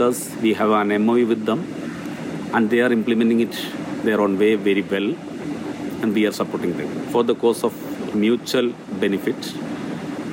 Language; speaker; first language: English; non-native, local second language; Malayalam